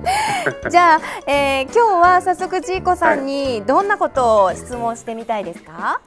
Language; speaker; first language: Japanese; native; Japanese